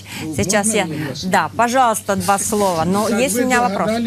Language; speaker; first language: Russian; native; Russian